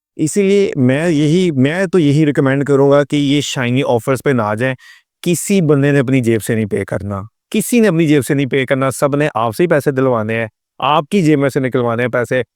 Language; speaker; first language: Urdu; non-native, local second language; Punjabi